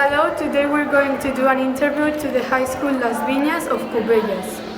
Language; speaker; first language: English; non-native, learner; Catalan